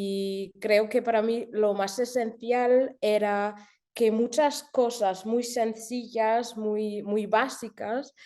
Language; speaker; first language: Spanish; early bilingual, heritage; German